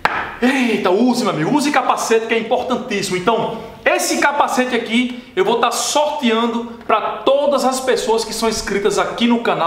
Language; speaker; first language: Portuguese; native; Portuguese